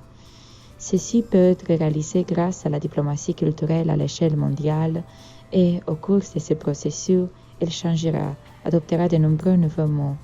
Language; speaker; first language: French; non-native, fluent; Romanian